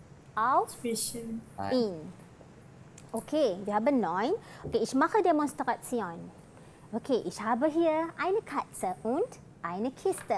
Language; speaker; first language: German; non-native, fluent; Malay